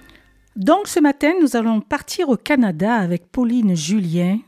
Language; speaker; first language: French; native; French